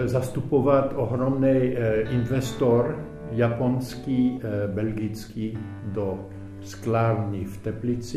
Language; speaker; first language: Czech; early bilingual, heritage; Czech